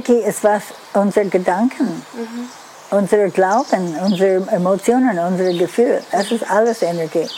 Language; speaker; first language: German; non-native, fluent; English